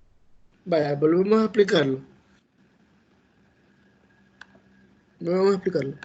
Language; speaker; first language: Spanish; native; Spanish